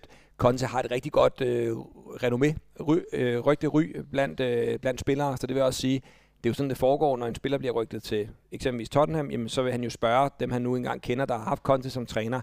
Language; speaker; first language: Danish; native; Danish